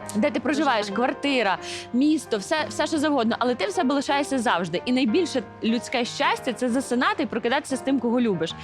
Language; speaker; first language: Ukrainian; native; Ukrainian